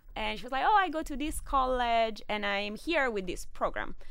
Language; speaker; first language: English; non-native, fluent; Italian